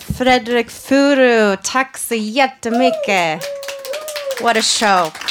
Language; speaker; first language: Swedish; non-native, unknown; English